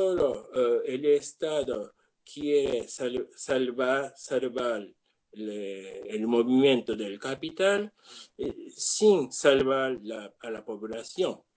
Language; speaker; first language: Spanish; non-native, learner; Japanese